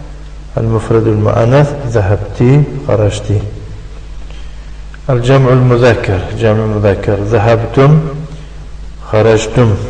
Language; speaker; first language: Arabic; non-native, fluent; Tajik